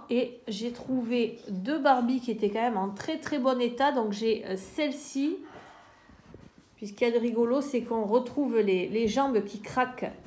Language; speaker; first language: French; native; French